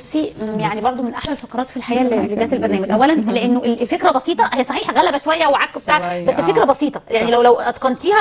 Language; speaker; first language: Arabic; native; Arabic